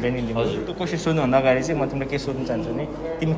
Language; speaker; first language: Nepali; early bilingual, heritage; Nepali